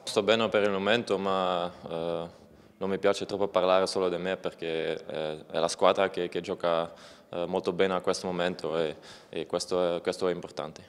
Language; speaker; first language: Italian; non-native, fluent; Dutch